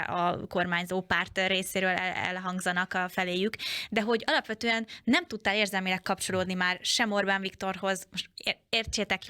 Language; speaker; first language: Hungarian; native; Hungarian